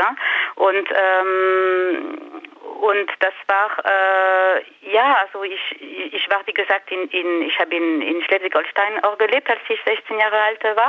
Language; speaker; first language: German; non-native, fluent; French